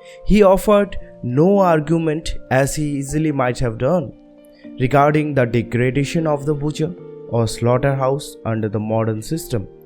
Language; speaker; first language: English; non-native, local second language; Bangla